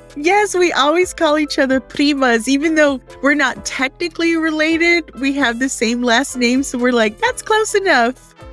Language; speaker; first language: English; native; English